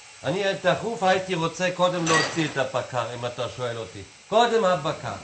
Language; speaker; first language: Hebrew; non-native, fluent; German